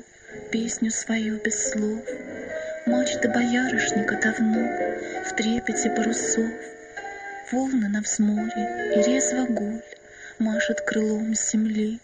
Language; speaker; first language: Russian; native; Russian